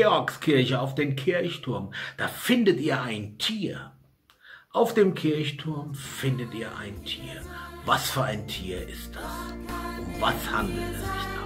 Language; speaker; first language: German; native; German